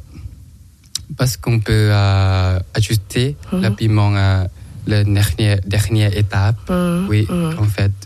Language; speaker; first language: French; non-native, learner; Thai